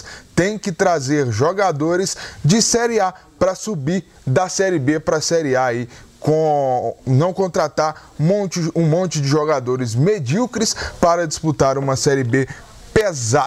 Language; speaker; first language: Portuguese; native; Portuguese